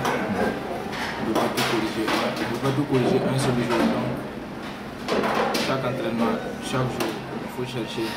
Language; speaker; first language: French; non-native, learner; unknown